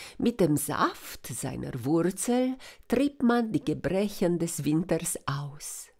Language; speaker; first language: German; non-native, fluent; Romanian